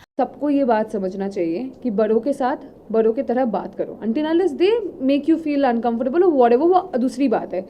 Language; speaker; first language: Hindi; non-native, local second language; Bangla